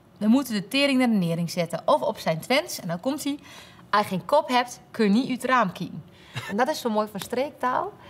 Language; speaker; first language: Dutch; native; Dutch